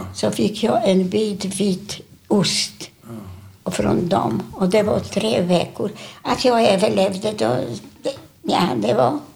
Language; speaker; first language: Swedish; non-native, fluent; Polish